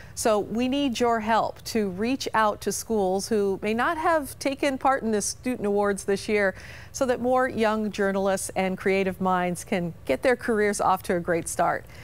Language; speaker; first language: English; native; English